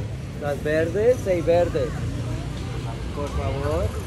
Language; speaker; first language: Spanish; early bilingual, heritage; English